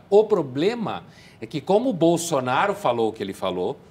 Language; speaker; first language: Portuguese; native; Portuguese